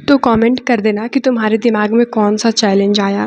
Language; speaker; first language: Hindi; native; Hindi